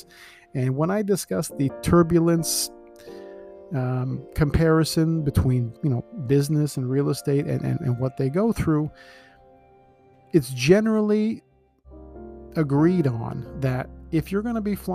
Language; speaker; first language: English; native; English